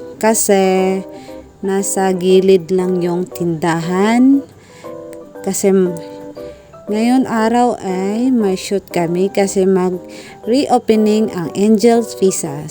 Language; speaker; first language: Filipino; non-native, local second language; Cebuano